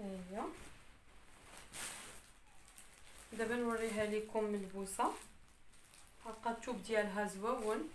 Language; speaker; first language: Arabic; native; Arabic